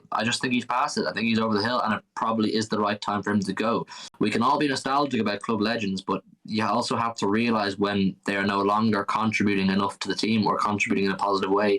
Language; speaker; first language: English; native; English